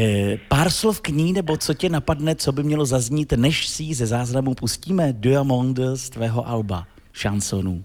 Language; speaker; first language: Czech; native; Czech